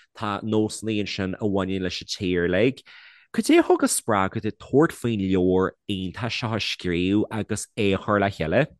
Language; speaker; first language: Irish; non-native, local second language; English